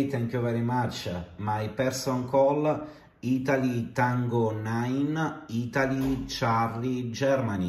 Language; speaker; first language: English; non-native, learner; Italian